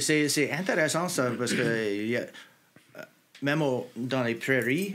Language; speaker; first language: French; non-native, local second language; English